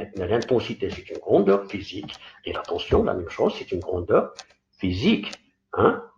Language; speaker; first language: French; non-native, local second language; Arabic